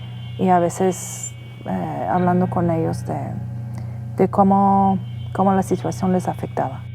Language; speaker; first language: Spanish; non-native, fluent; Persian